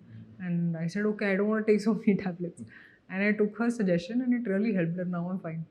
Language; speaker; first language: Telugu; non-native, local second language; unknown